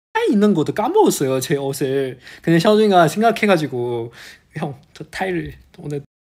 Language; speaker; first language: Korean; non-native, fluent; Chinese